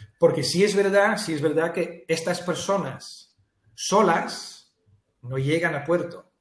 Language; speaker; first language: Spanish; non-native, fluent; Dutch